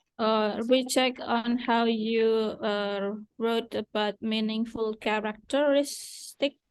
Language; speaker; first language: English; non-native, fluent; Indonesian